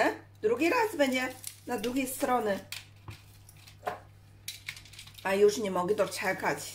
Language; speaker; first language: Polish; non-native, learner; Chinese